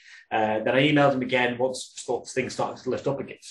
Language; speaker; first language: English; native; English